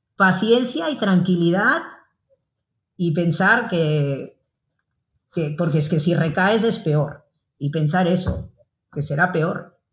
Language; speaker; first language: Spanish; native; Spanish